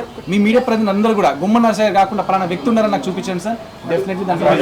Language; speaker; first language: Telugu; native; Telugu